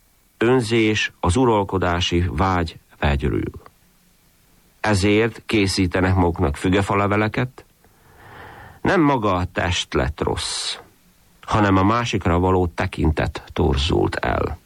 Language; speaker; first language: Hungarian; native; Hungarian